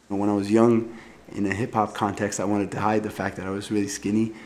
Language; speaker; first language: English; native; English